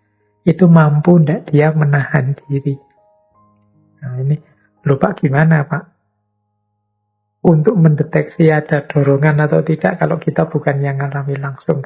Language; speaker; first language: Indonesian; native; Indonesian